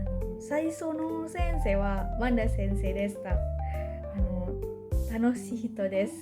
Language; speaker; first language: Japanese; non-native, learner; Indonesian